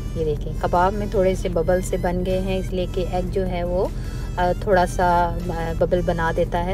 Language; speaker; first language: Urdu; native; Urdu